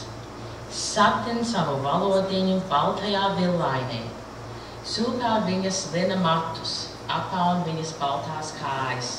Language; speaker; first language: Latvian; early bilingual, heritage; Latvian